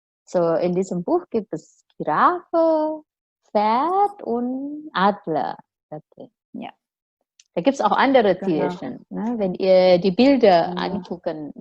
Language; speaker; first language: German; non-native, fluent; Indonesian